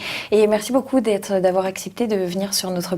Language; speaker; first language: French; native; French